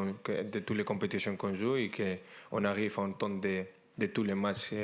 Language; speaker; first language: French; non-native, fluent; Spanish